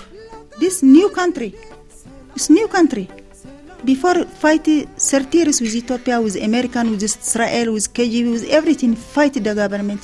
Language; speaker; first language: English; non-native, learner; Tigrinya